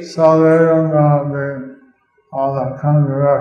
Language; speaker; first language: Spanish; non-native, learner; English